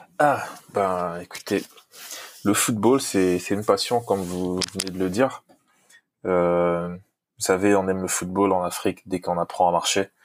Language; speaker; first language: French; non-native, local second language; Lingala